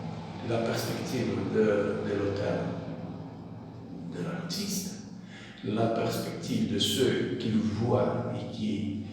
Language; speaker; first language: French; non-native, learner; Portuguese